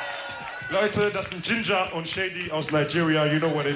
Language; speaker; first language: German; early bilingual, other home language; Wolof